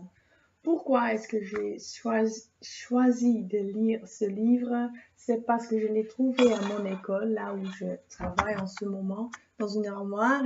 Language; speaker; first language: French; non-native, fluent; Dutch